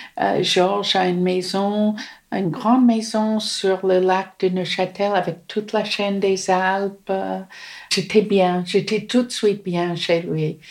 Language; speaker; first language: French; non-native, fluent; English